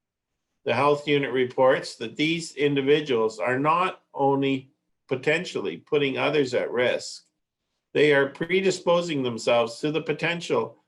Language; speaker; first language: English; native; English